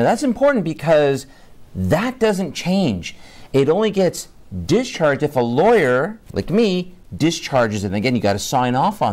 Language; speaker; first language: English; native; English